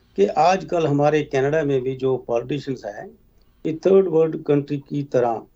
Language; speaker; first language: Hindi; native; Hindi